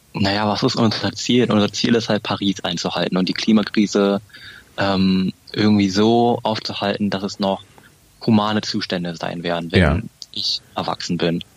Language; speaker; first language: German; early bilingual, other home language; Vietnamese